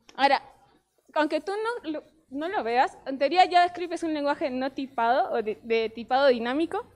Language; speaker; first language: Spanish; native; Spanish